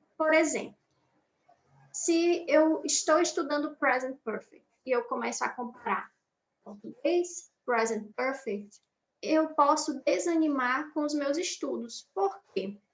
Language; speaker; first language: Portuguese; native; Portuguese